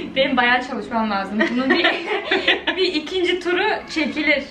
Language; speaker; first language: Turkish; early bilingual, heritage; Turkish